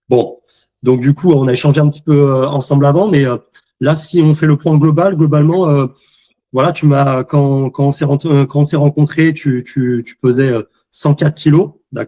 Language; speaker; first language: French; native; French